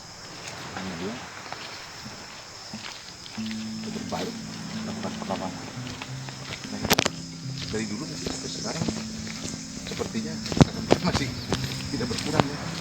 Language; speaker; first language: Indonesian; native; Indonesian